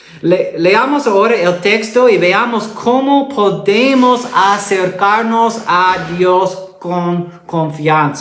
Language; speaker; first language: Spanish; non-native, fluent; English